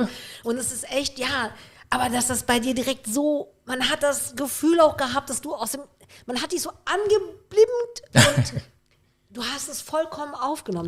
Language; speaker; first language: German; native; German